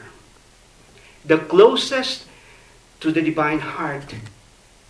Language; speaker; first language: English; non-native, local second language; Filipino